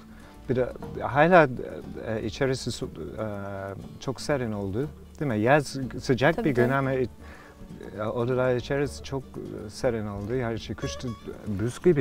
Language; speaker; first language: Turkish; non-native, learner; English